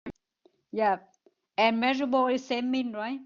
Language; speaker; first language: English; non-native, learner; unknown